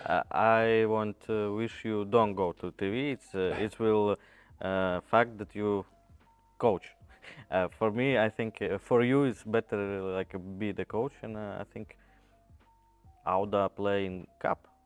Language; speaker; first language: English; non-native, learner; Latvian